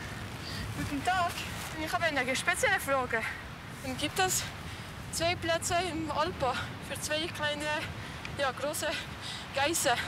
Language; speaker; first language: German; non-native, local second language; French